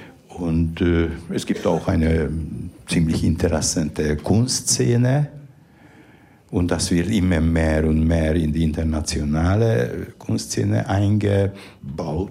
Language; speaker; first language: German; non-native, fluent; Hungarian